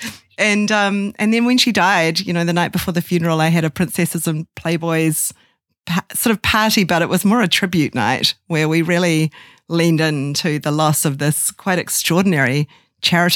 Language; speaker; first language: English; native; English